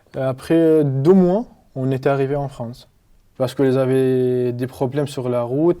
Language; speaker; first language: French; non-native, learner; Arabic